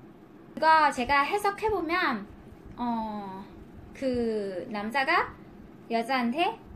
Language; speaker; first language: Korean; non-native, learner; Thai